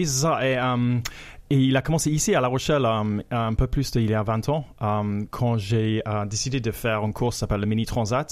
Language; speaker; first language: French; non-native, fluent; English